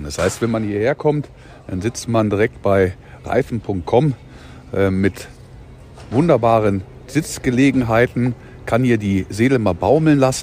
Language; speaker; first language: German; native; German